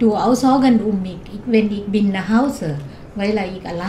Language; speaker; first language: German; non-native, learner; Thai